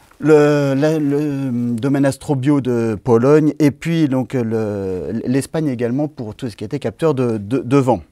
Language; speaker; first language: French; native; French